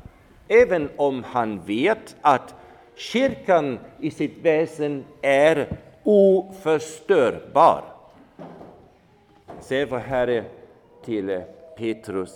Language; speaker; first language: Swedish; non-native, fluent; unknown